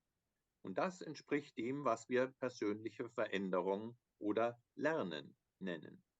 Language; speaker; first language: German; native; German